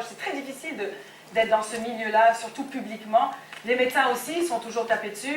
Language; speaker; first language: French; native; French